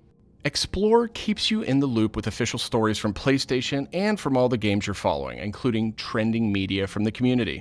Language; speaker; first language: English; native; English